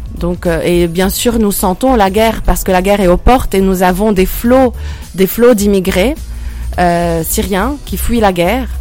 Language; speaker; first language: French; non-native, local second language; Arabic